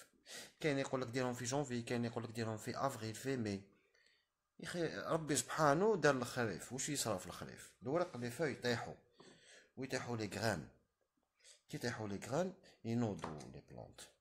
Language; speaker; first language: Arabic; native; Arabic